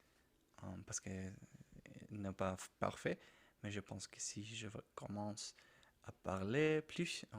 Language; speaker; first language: French; non-native, learner; Spanish